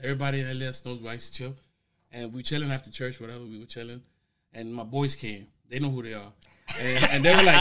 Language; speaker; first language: English; early bilingual, other home language; Spanish